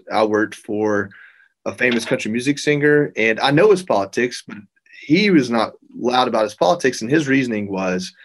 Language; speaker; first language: English; native; English